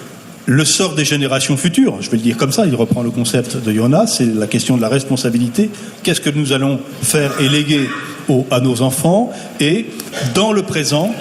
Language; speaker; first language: French; native; French